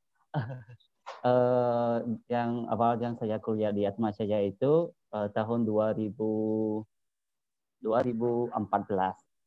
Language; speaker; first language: Indonesian; non-native, learner; Khmer